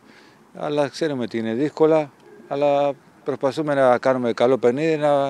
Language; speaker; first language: Greek; non-native, fluent; Spanish